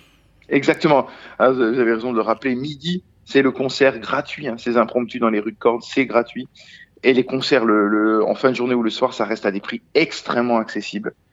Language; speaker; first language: French; native; French